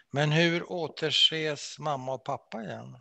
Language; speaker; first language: Swedish; native; Swedish